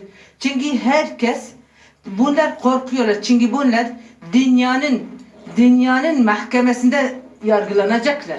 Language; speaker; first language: Turkish; non-native, local second language; Kurdish